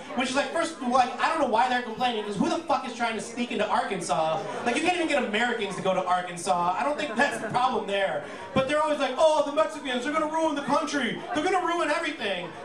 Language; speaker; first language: English; native; English